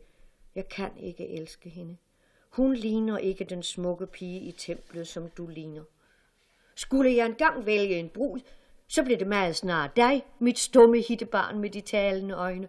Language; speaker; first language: Danish; native; Danish